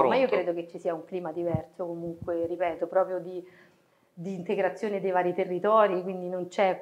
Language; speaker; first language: Italian; native; Italian